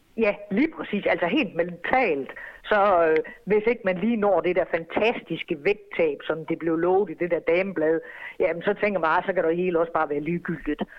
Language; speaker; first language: Danish; native; Danish